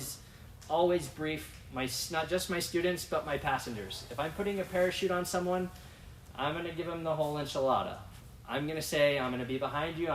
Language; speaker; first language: English; native; English